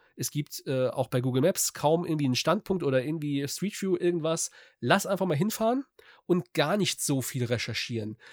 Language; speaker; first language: German; native; German